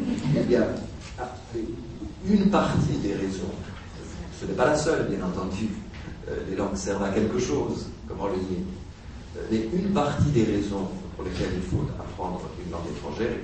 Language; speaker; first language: French; native; French